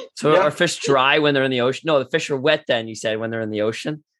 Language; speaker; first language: English; native; English